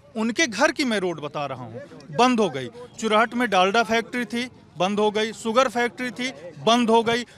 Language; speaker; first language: Hindi; native; Hindi